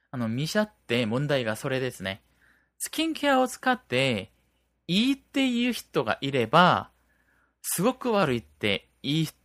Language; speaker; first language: Japanese; non-native, fluent; Korean